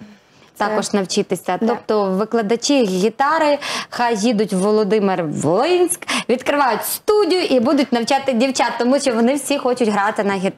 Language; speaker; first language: Ukrainian; native; Ukrainian